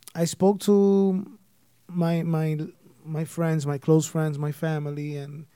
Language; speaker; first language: Spanish; early bilingual, heritage; Spanish